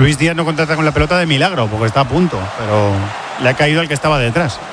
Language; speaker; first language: Spanish; native; Spanish